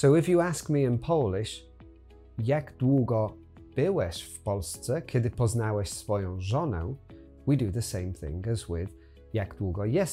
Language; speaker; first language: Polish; non-native, fluent; English